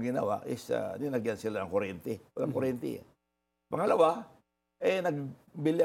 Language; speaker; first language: Filipino; non-native, local second language; Cebuano